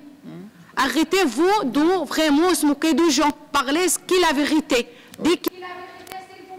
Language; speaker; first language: French; non-native, learner; Arabic